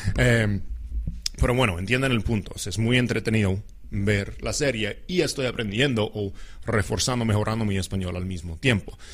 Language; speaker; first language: Spanish; non-native, fluent; English